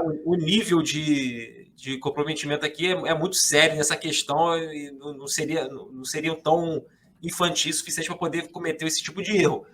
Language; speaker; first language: Portuguese; native; Portuguese